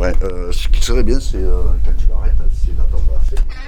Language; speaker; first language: French; native; French